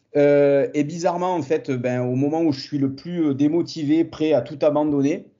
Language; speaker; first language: French; native; French